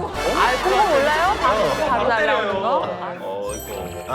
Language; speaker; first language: Korean; native; Korean